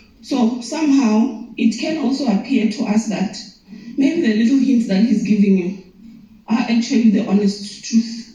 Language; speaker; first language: English; non-native, local second language; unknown